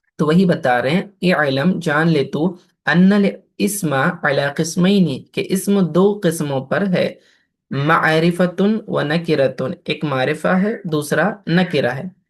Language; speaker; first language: Urdu; native; Urdu